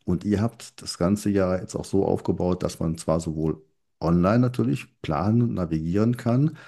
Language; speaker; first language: German; native; German